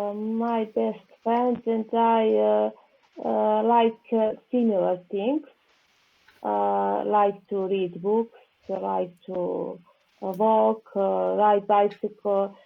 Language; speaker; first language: English; non-native, learner; Serbian